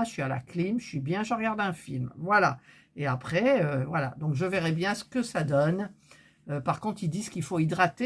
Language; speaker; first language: French; native; French